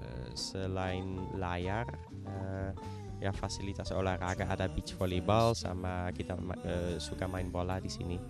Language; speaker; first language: Indonesian; non-native, fluent; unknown